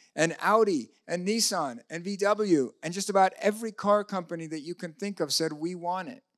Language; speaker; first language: English; native; English